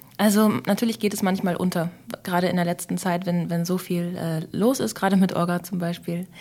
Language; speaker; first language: German; native; German